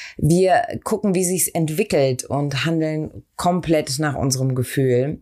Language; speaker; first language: German; early bilingual, other home language; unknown